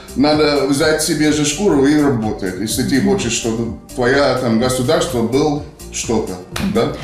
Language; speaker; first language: Ukrainian; non-native, learner; English